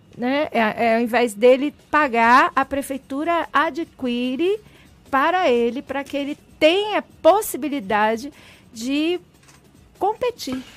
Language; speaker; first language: Portuguese; native; Portuguese